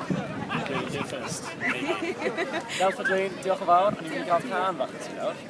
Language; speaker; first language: Welsh; native; Welsh